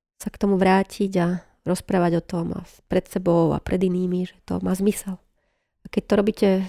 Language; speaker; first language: Slovak; native; Slovak